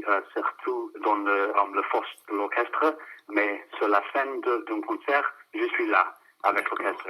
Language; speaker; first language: French; non-native, fluent; English